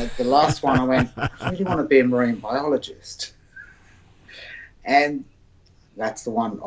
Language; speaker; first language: English; native; English